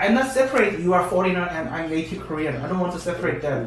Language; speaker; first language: English; non-native, learner; Korean